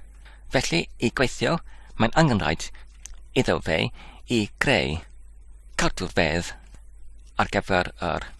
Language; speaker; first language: Welsh; non-native, learner; Polish